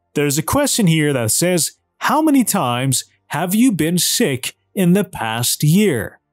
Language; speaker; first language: English; non-native, fluent; Persian